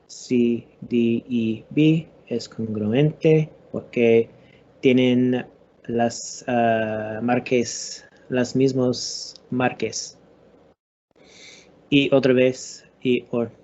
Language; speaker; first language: Spanish; non-native, learner; English